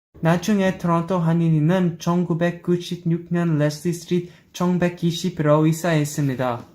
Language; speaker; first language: Korean; early bilingual, other home language; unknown